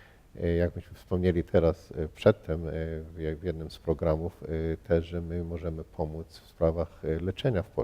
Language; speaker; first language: Polish; early bilingual, heritage; Polish